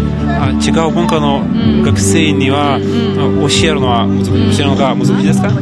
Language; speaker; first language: Japanese; non-native, fluent; Lithuanian